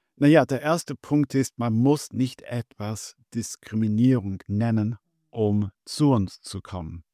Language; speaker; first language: German; non-native, fluent; English